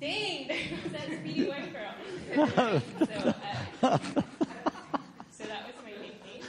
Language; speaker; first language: English; native; English